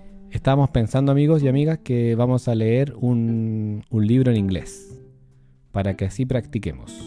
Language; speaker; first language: Spanish; native; Spanish